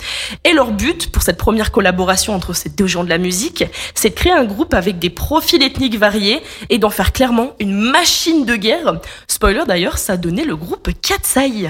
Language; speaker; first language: French; native; French